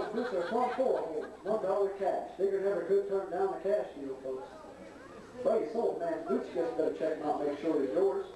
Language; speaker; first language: English; native; English